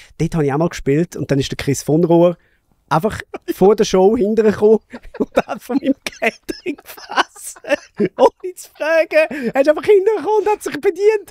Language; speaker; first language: German; native; German